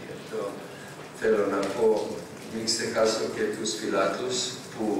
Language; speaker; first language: Greek; non-native, fluent; Serbian